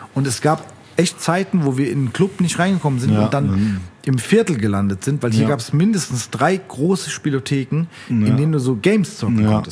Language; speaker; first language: German; native; German